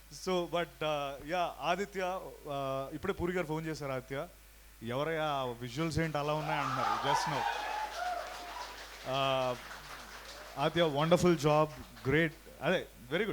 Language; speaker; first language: Telugu; native; Telugu